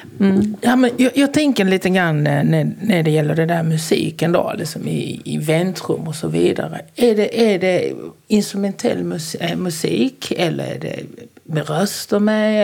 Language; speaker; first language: Swedish; native; Swedish